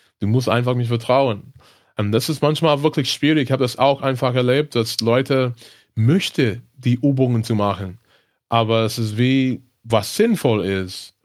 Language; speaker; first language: German; non-native, learner; English